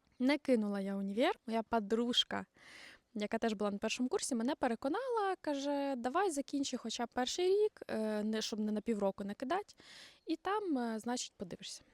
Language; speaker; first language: Ukrainian; non-native, local second language; Russian